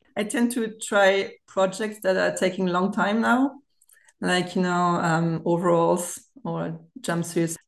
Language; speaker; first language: English; non-native, fluent; German